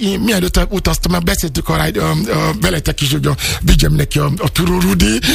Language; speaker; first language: Hungarian; non-native, fluent; Yoruba